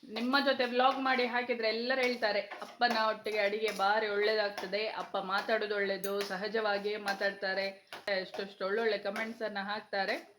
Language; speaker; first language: Kannada; native; Kannada